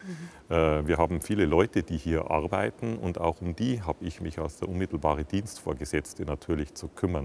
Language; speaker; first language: German; native; German